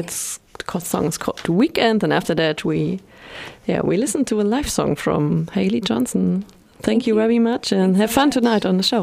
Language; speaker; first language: English; non-native, fluent; German